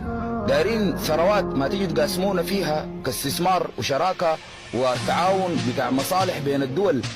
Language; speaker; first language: Arabic; native; Arabic